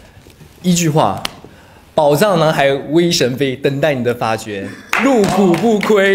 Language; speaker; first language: Chinese; native; Chinese